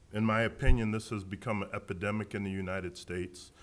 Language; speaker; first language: English; native; English